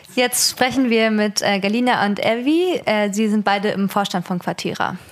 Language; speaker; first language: German; native; German